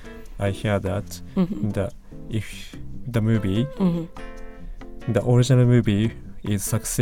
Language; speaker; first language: English; non-native, learner; Japanese